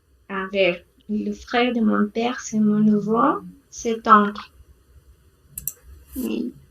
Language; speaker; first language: French; non-native, learner; Spanish